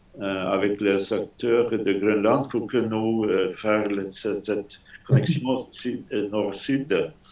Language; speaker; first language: French; non-native, fluent; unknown